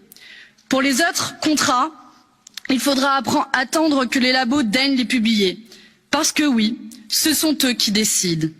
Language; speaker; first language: French; native; French